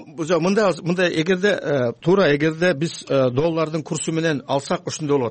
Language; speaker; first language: Kyrgyz; native; Kyrgyz